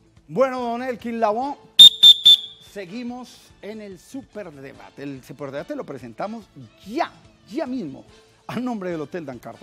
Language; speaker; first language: Spanish; native; Spanish